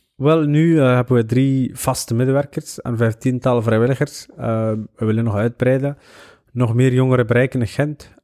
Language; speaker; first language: Dutch; early bilingual, other home language; Somali